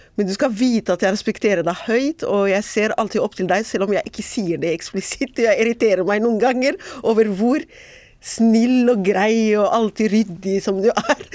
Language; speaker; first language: Norwegian; non-native, fluent; Arabic